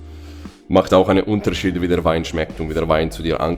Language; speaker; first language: German; non-native, fluent; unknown